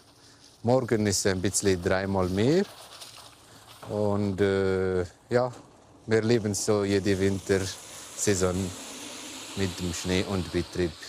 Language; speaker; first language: German; non-native, learner; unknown